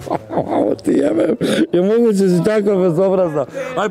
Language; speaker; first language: Serbian; native; Serbian